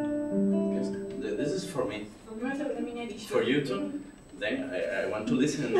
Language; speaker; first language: English; non-native, learner; Spanish